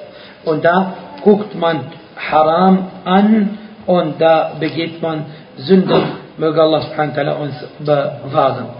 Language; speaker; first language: German; non-native, fluent; Arabic